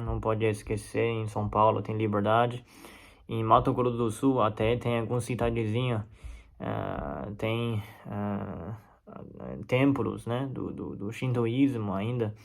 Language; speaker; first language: Portuguese; non-native, fluent; Chinese